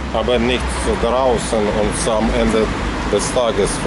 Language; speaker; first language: German; non-native, fluent; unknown